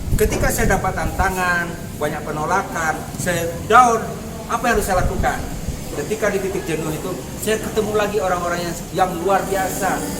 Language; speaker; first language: Indonesian; non-native, local second language; Minangkabau